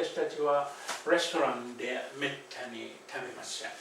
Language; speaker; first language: Japanese; non-native, fluent; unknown